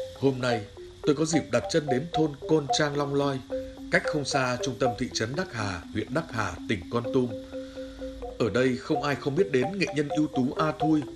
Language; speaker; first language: Vietnamese; native; Vietnamese